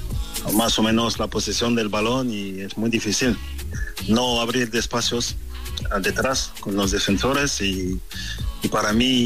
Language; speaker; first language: Spanish; non-native, fluent; French